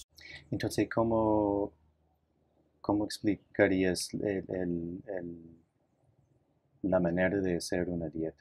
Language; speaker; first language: Spanish; non-native, fluent; English